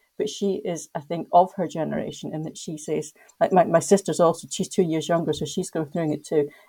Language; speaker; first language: English; native; English